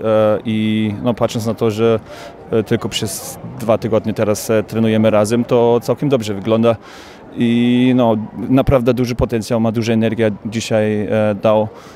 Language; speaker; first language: Polish; non-native, fluent; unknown